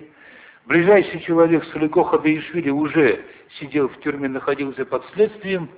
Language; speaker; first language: Russian; non-native, local second language; Ossetic